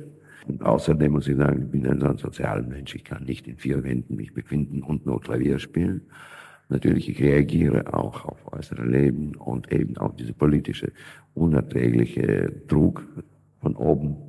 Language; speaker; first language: German; non-native, fluent; Russian